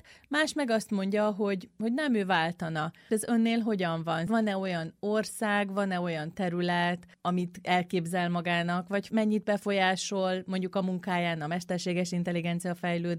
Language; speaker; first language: Hungarian; native; Hungarian